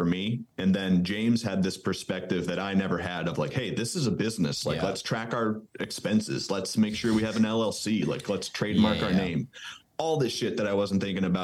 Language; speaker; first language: English; native; English